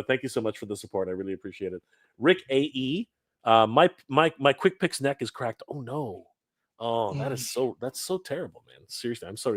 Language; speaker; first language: English; native; English